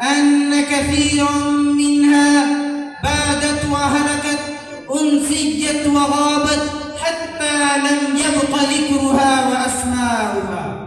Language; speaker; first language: Arabic; non-native, learner; Urdu